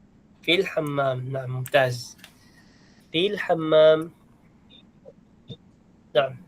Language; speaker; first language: Arabic; non-native, fluent; Filipino